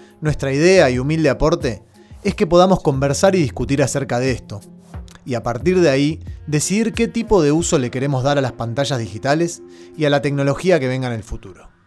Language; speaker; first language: Spanish; native; Spanish